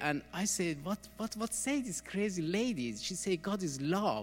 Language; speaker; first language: English; non-native, learner; Persian